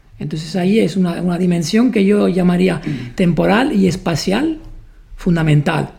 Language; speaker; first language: Spanish; non-native, fluent; Italian